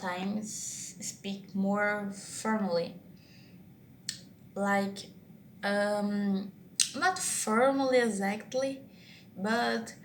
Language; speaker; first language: English; non-native, learner; Portuguese